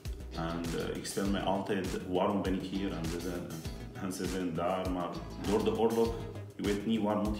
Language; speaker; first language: Dutch; non-native, learner; Arabic